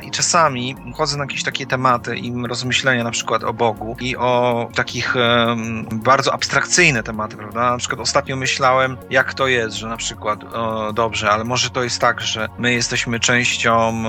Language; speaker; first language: Polish; native; Polish